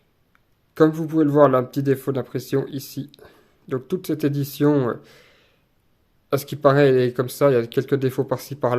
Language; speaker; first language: French; native; French